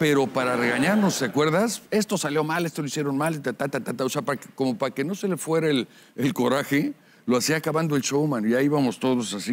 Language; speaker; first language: Spanish; native; Spanish